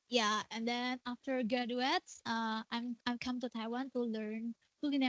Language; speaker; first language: English; non-native, learner; Indonesian